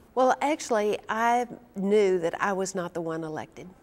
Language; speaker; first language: English; native; English